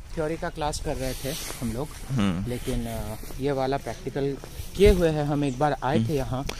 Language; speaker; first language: Hindi; non-native, local second language; Bangla